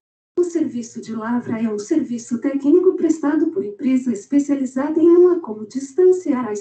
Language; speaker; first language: Portuguese; native; Portuguese